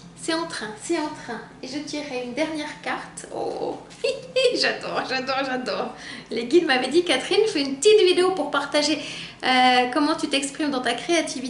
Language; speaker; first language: French; native; French